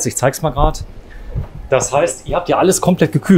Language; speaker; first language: German; native; German